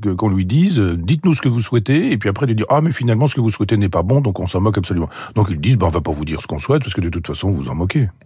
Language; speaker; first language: French; native; French